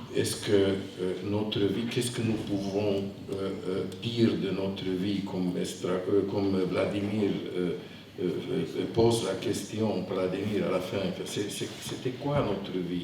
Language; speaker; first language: French; non-native, fluent; Hungarian